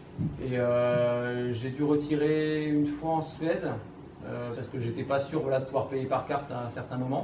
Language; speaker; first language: French; native; French